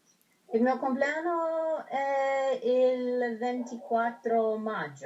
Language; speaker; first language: Italian; non-native, learner; Romanian